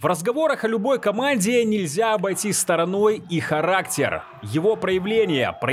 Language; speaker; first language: Russian; native; Russian